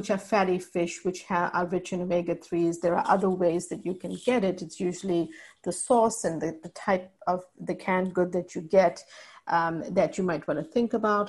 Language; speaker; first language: English; native; English